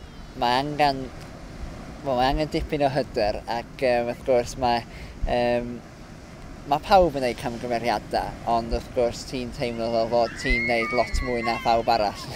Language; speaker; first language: Welsh; non-native, fluent; English